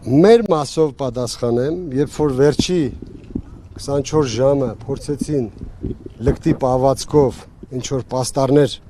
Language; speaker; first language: Armenian; native; Armenian